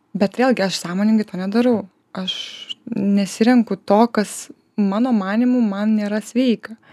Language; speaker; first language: Lithuanian; native; Lithuanian